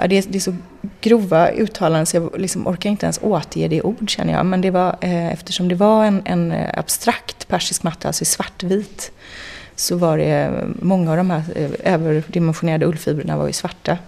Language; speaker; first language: Swedish; native; Swedish